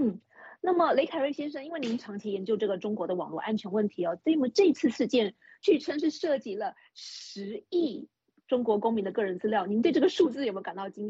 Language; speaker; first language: Chinese; native; Chinese